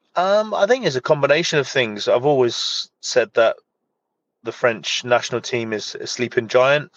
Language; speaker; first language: English; native; English